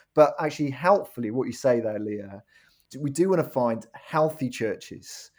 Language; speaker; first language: English; native; English